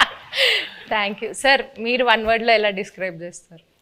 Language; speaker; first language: Telugu; native; Telugu